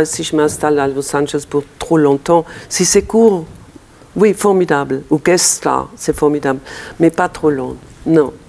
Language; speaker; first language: French; non-native, fluent; German